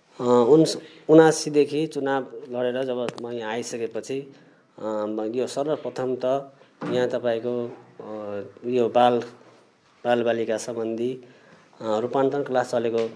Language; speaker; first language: Nepali; native; Nepali